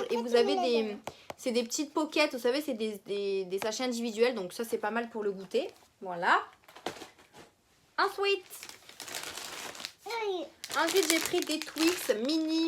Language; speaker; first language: French; native; French